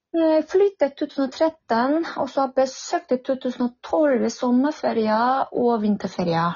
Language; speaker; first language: Norwegian; non-native, fluent; Korean